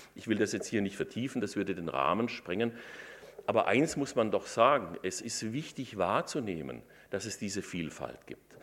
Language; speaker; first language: German; native; German